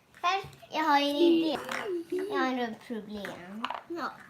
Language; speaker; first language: Swedish; early bilingual, other home language; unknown